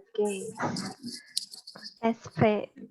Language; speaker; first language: English; non-native, learner; Chinese